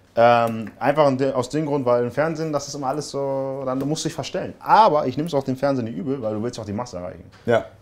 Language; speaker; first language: German; early bilingual, other home language; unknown